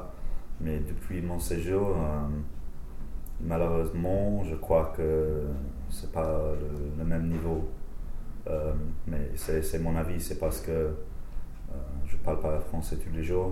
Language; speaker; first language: French; non-native, fluent; English